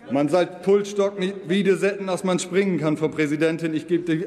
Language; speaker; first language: German; non-native, local second language; Low German